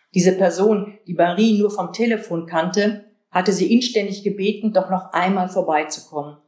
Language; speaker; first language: German; native; German